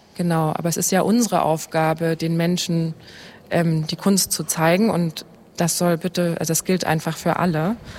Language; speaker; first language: German; native; German